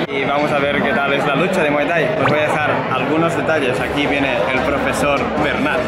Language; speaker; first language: Spanish; non-native, local second language; Catalan